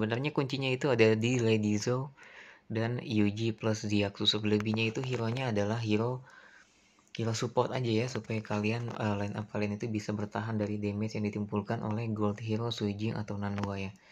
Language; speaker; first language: Indonesian; native; Indonesian